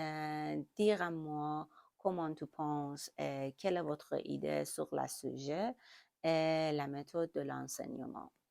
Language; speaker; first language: French; non-native, learner; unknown